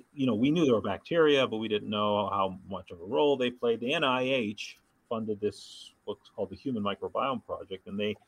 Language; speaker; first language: English; native; English